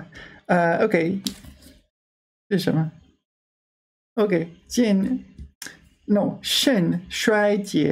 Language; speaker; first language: Chinese; non-native, learner; English